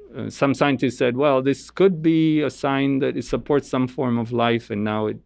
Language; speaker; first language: English; non-native, fluent; Italian